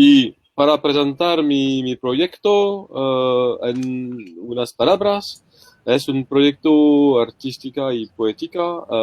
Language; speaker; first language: Spanish; non-native, learner; French